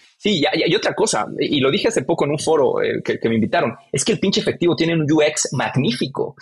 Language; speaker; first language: Spanish; native; Spanish